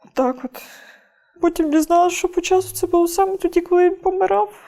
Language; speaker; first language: Ukrainian; non-native, fluent; Russian